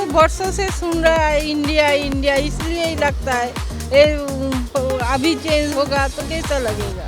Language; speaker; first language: Hindi; non-native, local second language; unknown